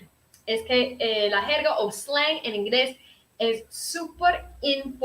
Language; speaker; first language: Spanish; early bilingual, heritage; Spanish